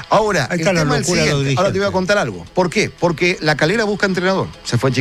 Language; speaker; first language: Spanish; native; Spanish